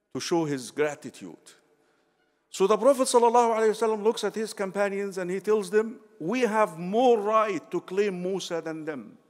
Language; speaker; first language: English; non-native, fluent; Arabic